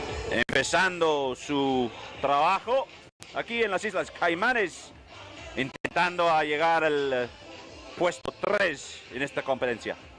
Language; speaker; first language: Spanish; non-native, learner; English